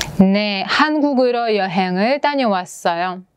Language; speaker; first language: Korean; non-native, fluent; Russian